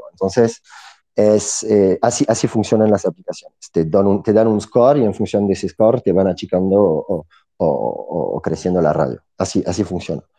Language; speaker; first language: Spanish; non-native, fluent; French